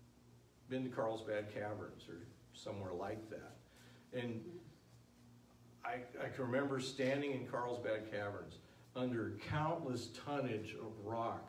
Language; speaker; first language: English; native; English